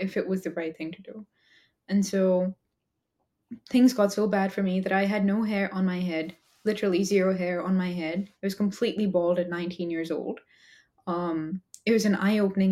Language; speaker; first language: English; non-native, local second language; Hindi